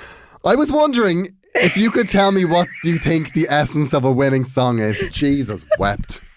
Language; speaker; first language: English; native; English